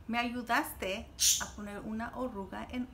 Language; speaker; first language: Spanish; early bilingual, heritage; Spanish